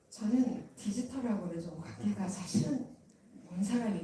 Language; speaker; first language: Korean; native; Korean